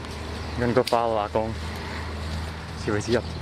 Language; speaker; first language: Chinese; early bilingual, heritage; Chinese